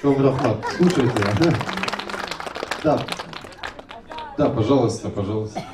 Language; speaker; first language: Russian; native; Russian